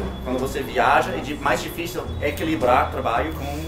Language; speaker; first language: Portuguese; non-native, learner; English